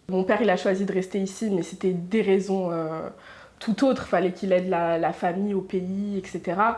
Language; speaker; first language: French; native; French